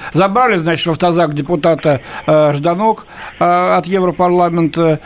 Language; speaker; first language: Russian; native; Russian